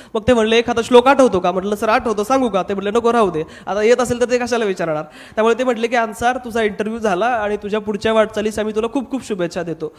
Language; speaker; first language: Marathi; non-native, local second language; Hindi